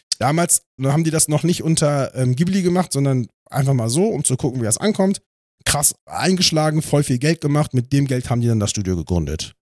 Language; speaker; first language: German; native; German